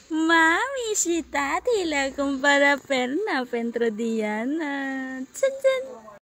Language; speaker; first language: Filipino; non-native, local second language; Hiligaynon